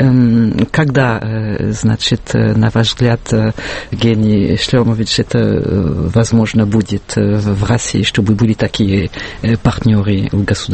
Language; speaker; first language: Russian; non-native, fluent; French